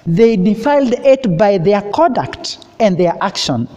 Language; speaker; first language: English; non-native, local second language; Swahili